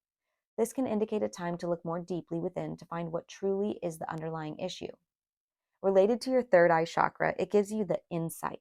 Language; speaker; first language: English; native; English